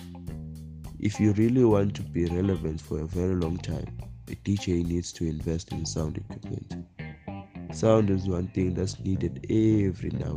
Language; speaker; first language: English; non-native, local second language; Swati